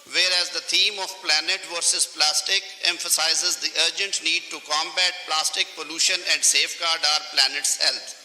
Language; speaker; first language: English; non-native, local second language; Urdu